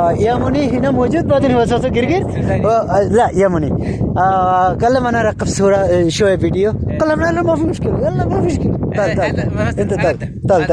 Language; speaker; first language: Arabic; non-native, learner; Bangla